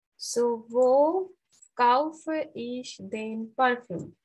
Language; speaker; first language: German; non-native, fluent; Hindi